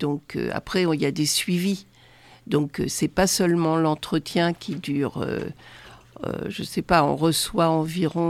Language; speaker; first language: French; native; French